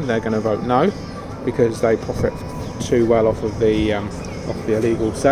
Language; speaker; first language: English; native; English